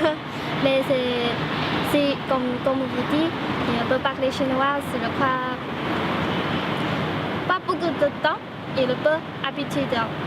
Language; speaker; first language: French; non-native, learner; Chinese